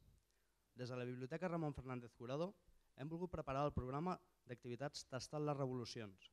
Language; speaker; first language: Catalan; native; Catalan